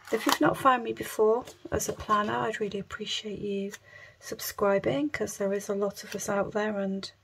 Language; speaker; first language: English; native; English